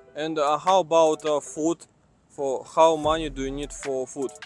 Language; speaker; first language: English; non-native, learner; Russian